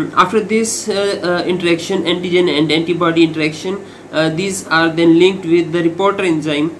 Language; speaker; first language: English; non-native, local second language; Urdu